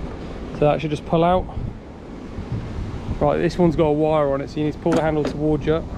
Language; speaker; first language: English; native; English